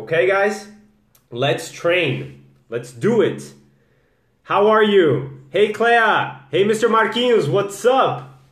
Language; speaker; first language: English; non-native, fluent; Portuguese